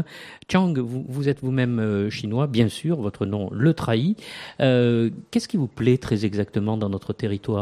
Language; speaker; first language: French; native; French